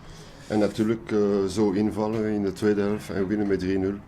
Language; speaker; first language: Dutch; non-native, local second language; French